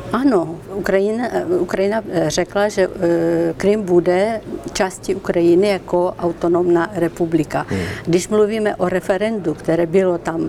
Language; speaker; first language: Czech; non-native, fluent; Ukrainian